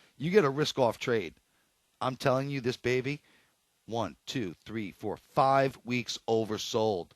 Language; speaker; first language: English; native; English